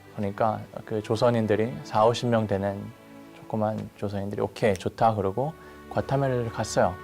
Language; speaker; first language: Korean; native; Korean